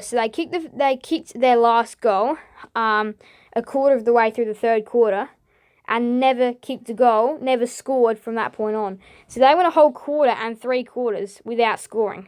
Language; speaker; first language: English; native; English